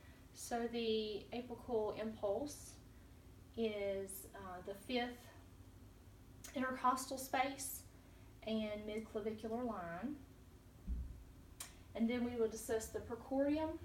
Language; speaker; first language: English; native; English